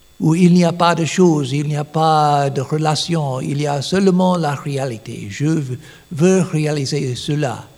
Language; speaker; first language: French; non-native, fluent; English